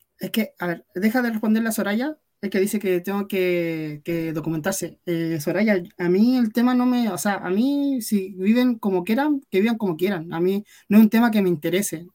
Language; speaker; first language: Spanish; native; Spanish